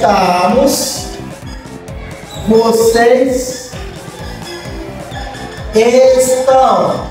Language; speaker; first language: Portuguese; non-native, fluent; Haitian Creole